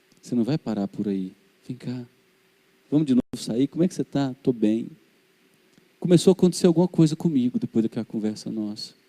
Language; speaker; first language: Portuguese; native; Portuguese